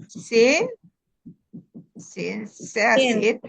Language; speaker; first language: Chinese; non-native, fluent; Indonesian